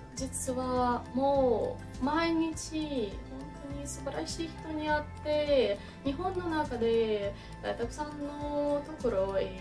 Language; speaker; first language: Japanese; non-native, learner; Ukrainian